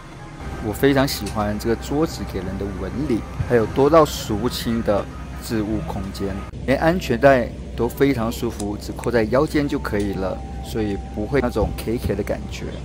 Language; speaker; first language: Chinese; native; Chinese